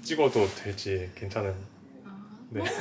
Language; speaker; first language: Korean; native; Korean